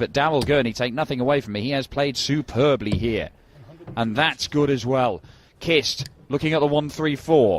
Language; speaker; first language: English; native; English